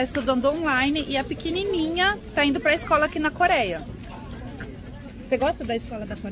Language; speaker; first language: Portuguese; native; Portuguese